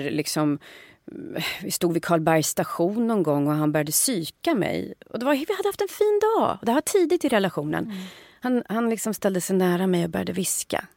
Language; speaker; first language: Swedish; native; Swedish